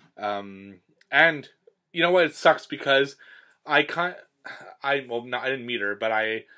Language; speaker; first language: English; native; English